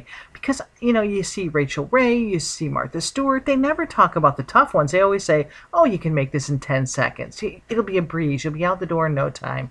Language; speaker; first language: English; native; English